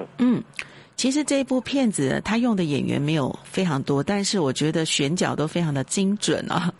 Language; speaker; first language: Chinese; native; Chinese